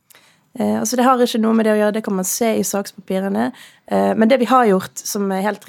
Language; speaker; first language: Norwegian; native; Norwegian